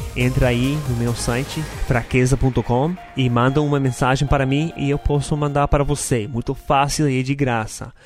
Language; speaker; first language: Portuguese; non-native, fluent; English